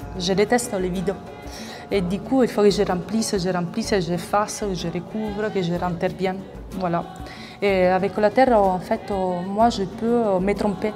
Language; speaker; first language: French; non-native, fluent; Italian